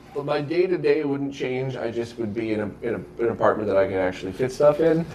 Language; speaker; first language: English; native; English